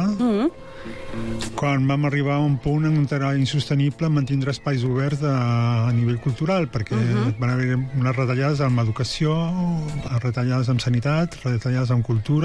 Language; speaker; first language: Catalan; native; Catalan